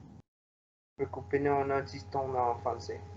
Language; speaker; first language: French; non-native, learner; Spanish